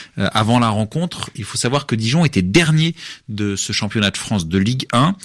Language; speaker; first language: French; native; French